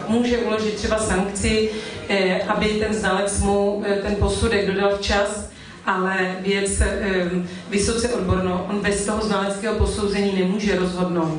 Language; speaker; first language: Czech; native; Czech